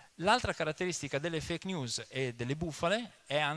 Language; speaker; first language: Italian; early bilingual, other home language; English